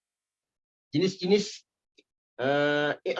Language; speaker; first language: Arabic; non-native, fluent; Indonesian